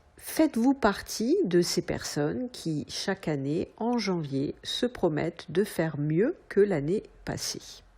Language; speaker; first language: French; native; French